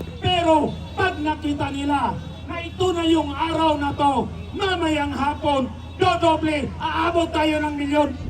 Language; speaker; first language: Filipino; non-native, local second language; Cebuano